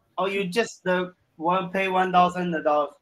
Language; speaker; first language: English; non-native, learner; Chinese